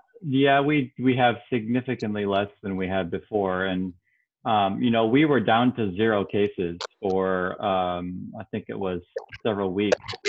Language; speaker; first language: English; native; English